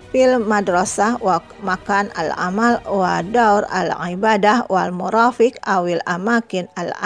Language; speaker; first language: Arabic; non-native, fluent; Indonesian